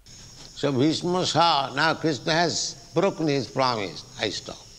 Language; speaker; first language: English; non-native, local second language; Bangla